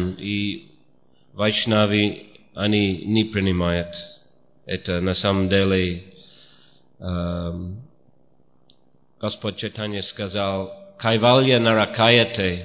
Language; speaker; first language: Russian; non-native, fluent; English